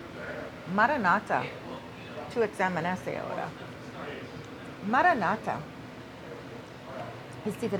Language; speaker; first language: Spanish; non-native, learner; English